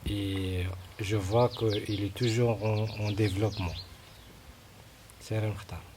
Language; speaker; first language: French; non-native, local second language; Arabic